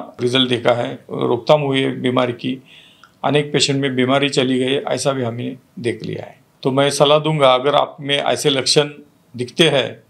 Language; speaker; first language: Hindi; non-native, local second language; Marathi